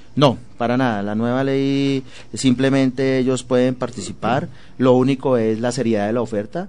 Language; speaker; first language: Spanish; native; Spanish